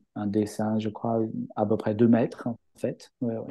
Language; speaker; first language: French; non-native, fluent; Chinese